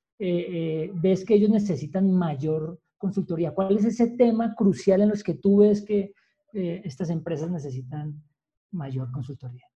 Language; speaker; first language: Spanish; native; Spanish